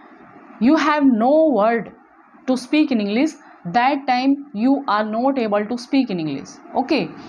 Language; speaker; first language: English; non-native, local second language; Hindi